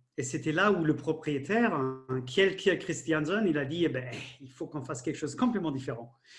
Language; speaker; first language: French; non-native, fluent; German